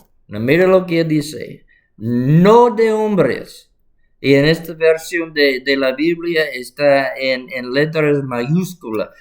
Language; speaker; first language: Spanish; non-native, fluent; English